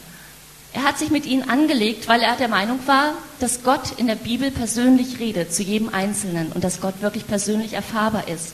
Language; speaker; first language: German; native; German